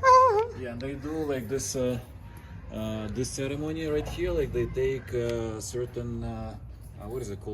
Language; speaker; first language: English; non-native, fluent; Russian